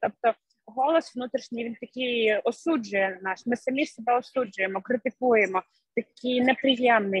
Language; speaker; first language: Ukrainian; native; Ukrainian